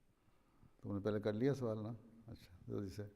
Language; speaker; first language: Urdu; native; Urdu